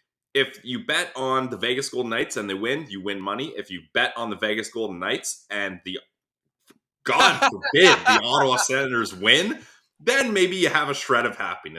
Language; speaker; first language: English; native; English